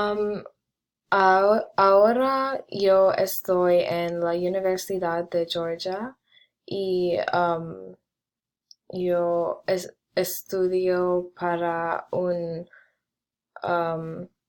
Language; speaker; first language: Spanish; non-native, learner; English